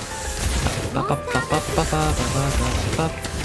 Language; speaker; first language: Japanese; native; Japanese